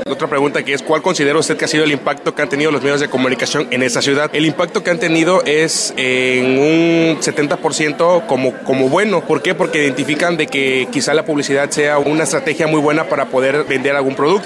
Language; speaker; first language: Spanish; native; Spanish